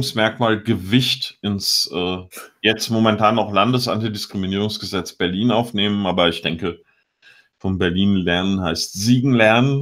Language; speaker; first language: German; native; German